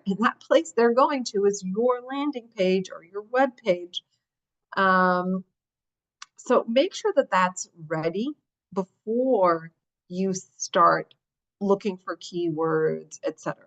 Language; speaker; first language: English; native; English